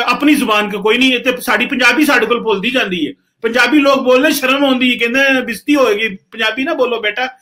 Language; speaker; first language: Urdu; non-native, local second language; Punjabi